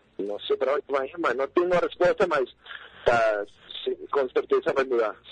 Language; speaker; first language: Portuguese; non-native, fluent; Spanish